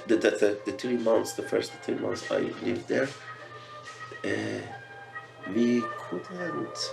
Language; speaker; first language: English; non-native, learner; Persian